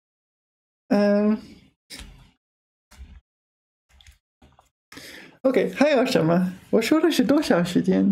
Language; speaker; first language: Chinese; non-native, learner; English